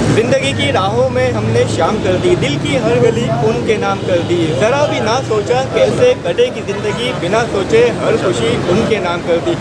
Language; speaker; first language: Urdu; native; Urdu